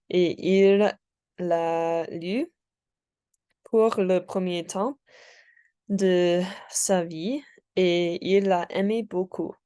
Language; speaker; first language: French; non-native, learner; English